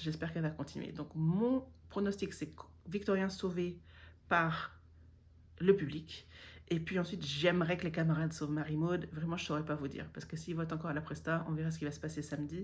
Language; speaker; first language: French; native; French